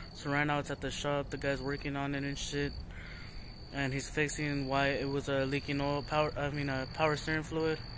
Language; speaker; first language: English; early bilingual, other home language; Spanish